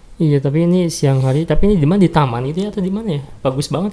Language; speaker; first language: Indonesian; native; Indonesian